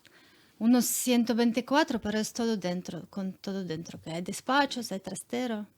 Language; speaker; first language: Spanish; non-native, learner; Ukrainian